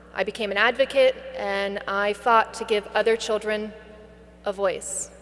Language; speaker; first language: English; native; English